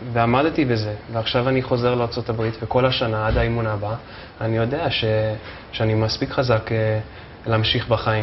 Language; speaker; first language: Hebrew; non-native, fluent; English